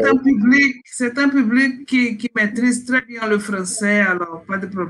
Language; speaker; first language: French; non-native, fluent; Portuguese